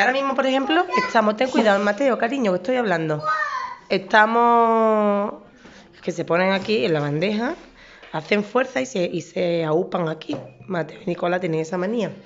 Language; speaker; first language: Spanish; native; Spanish